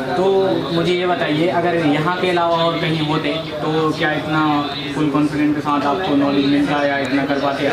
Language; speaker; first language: Hindi; native; Hindi